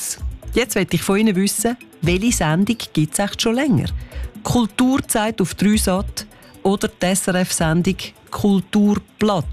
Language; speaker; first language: German; native; German